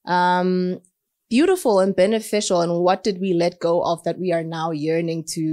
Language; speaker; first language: English; non-native, local second language; Southern Sotho